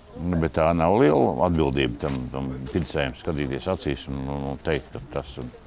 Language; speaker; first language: Latvian; native; Latvian